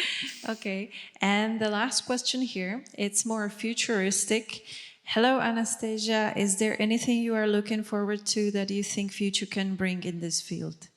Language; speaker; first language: English; non-native, fluent; Czech